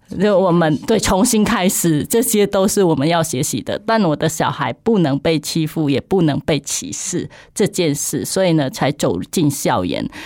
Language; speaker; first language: Chinese; non-native, fluent; Khmer